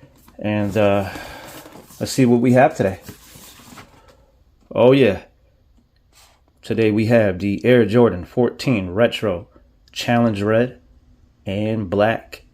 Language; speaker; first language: English; native; English